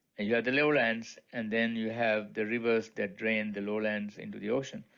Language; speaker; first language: English; non-native, local second language; Sinhala